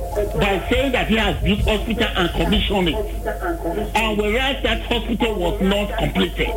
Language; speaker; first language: English; non-native, local second language; Bini